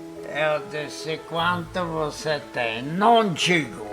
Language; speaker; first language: Portuguese; non-native, fluent; Polish